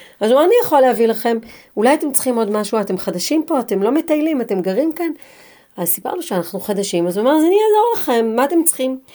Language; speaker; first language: Hebrew; native; Hebrew